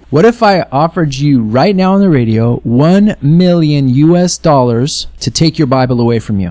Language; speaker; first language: English; native; English